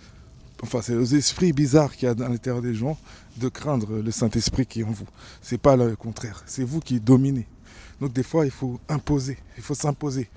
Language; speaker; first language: French; native; French